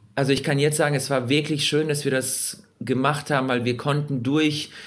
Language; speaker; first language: German; early bilingual, other home language; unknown